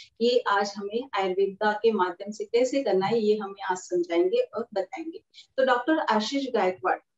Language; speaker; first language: Hindi; non-native, local second language; Marathi